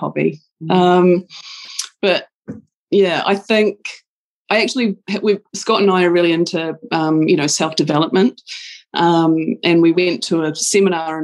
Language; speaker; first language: English; native; English